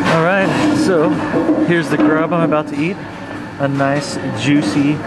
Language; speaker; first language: English; native; English